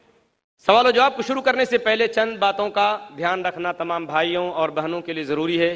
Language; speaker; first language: Hindi; native; Hindi